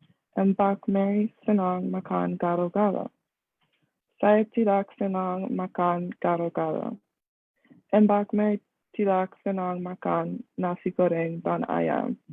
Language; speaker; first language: Indonesian; non-native, learner; English